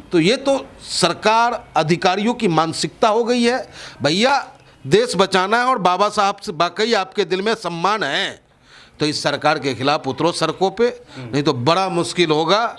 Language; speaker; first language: Hindi; native; Hindi